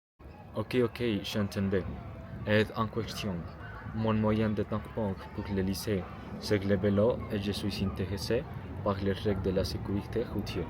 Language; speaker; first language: French; non-native, learner; Spanish